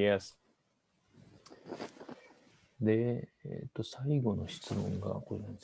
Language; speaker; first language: Japanese; native; Japanese